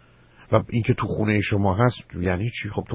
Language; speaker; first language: Persian; native; Persian